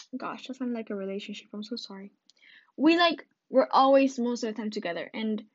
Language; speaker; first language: English; early bilingual, other home language; Spanish